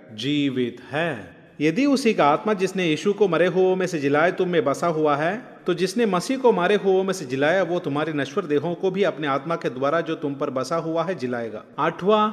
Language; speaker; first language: Hindi; non-native, local second language; Malayalam